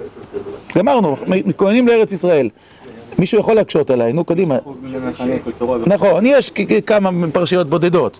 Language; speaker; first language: Hebrew; native; Hebrew